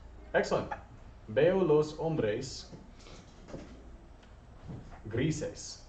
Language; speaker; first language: Spanish; non-native, fluent; English